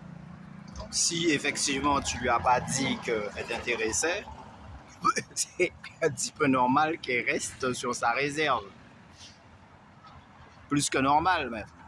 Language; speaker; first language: French; native; French